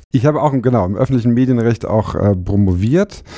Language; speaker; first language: German; native; German